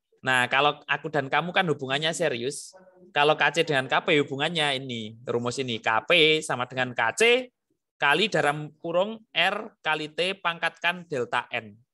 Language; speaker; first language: Indonesian; native; Indonesian